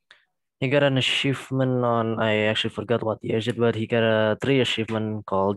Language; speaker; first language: English; non-native, learner; Indonesian